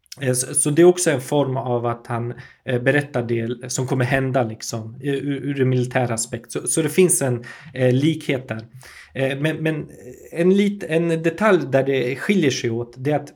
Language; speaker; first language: Swedish; native; Swedish